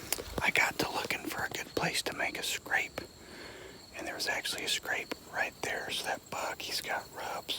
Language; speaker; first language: English; native; English